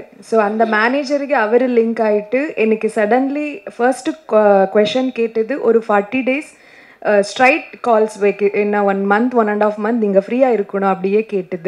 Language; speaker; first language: Tamil; non-native, learner; Kannada